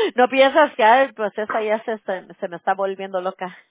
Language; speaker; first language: Spanish; early bilingual, other home language; English